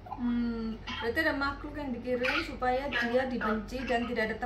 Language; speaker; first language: Indonesian; native; Indonesian